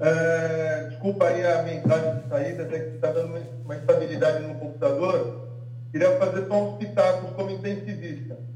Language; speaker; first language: Portuguese; native; Portuguese